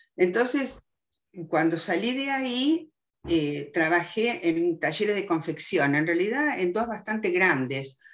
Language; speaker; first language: Spanish; early bilingual, other home language; German